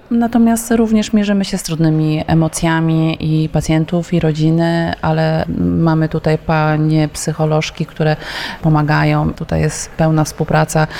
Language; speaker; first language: Polish; native; Polish